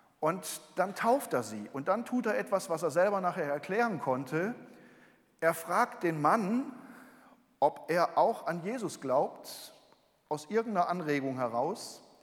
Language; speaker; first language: German; native; German